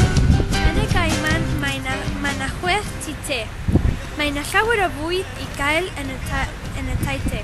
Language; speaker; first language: Welsh; non-native, learner; Spanish